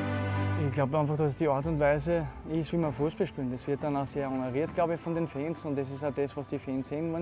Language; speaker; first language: German; native; German